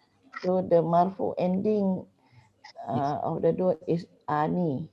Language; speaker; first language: English; non-native, learner; Malay